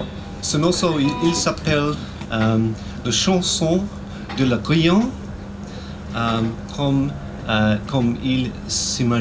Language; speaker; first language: French; non-native, learner; English